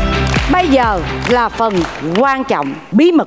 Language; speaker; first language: Vietnamese; native; Vietnamese